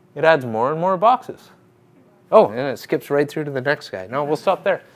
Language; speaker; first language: English; native; English